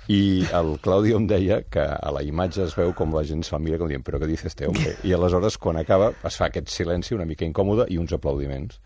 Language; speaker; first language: Catalan; native; Catalan